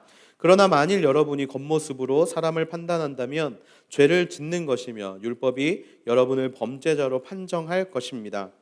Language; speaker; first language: Korean; native; Korean